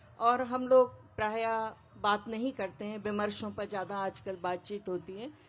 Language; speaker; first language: Hindi; native; Hindi